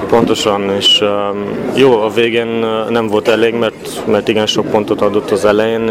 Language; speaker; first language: Hungarian; early bilingual, heritage; Hungarian